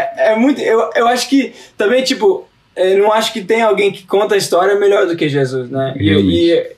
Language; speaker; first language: Portuguese; early bilingual, heritage; Portuguese